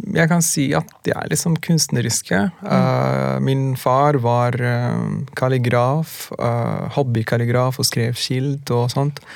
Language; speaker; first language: Norwegian; non-native, fluent; Arabic